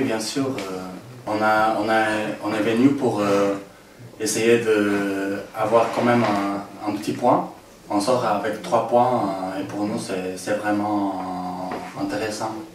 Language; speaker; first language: French; non-native, fluent; Portuguese